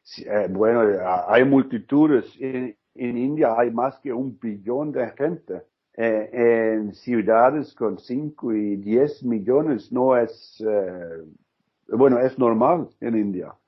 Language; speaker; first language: Spanish; non-native, learner; Norwegian